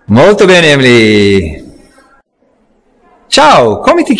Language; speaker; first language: Italian; non-native, fluent; English